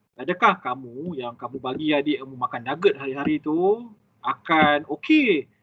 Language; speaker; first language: Malay; native; Malay